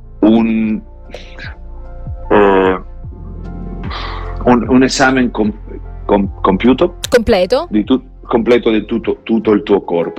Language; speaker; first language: Italian; non-native, learner; Spanish